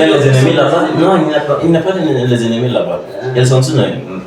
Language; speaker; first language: French; non-native, learner; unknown